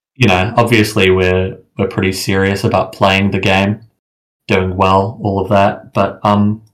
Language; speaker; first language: English; native; English